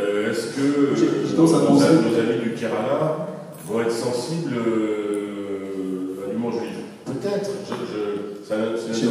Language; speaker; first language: French; native; French